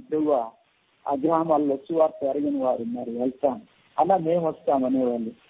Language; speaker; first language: Telugu; native; Telugu